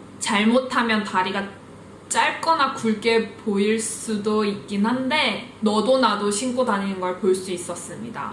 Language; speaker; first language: Korean; early bilingual, heritage; Korean